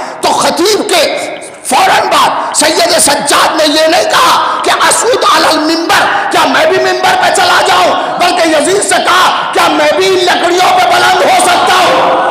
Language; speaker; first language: Urdu; native; Urdu